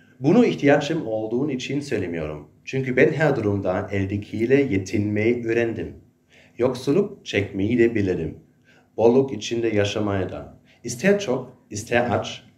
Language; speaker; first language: Turkish; non-native, fluent; German